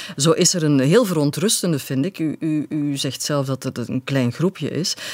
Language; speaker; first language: Dutch; native; Dutch